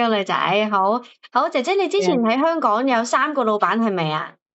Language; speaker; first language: Cantonese; native; Cantonese